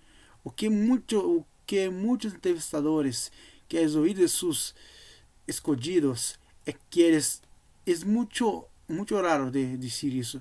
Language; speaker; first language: Portuguese; non-native, learner; Spanish